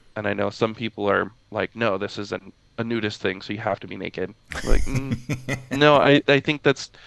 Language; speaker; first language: English; native; English